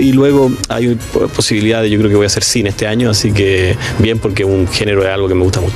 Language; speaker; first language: Spanish; native; Spanish